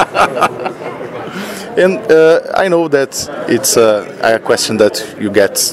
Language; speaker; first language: English; non-native, fluent; Portuguese